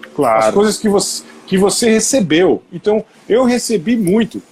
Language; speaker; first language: Portuguese; native; Portuguese